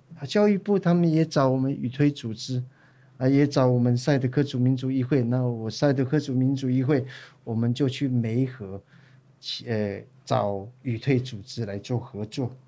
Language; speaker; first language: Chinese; non-native, local second language; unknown